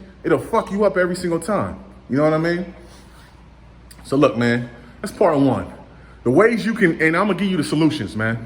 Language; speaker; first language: English; native; English